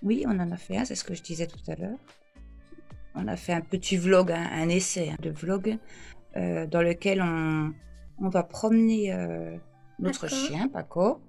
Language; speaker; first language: French; native; French